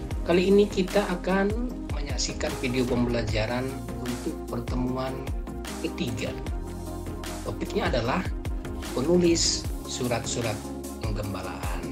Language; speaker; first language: Indonesian; native; Indonesian